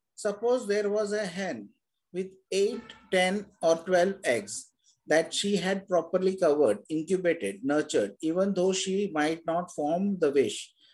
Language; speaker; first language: English; non-native, local second language; Hindi